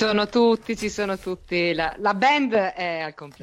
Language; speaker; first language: Italian; native; Italian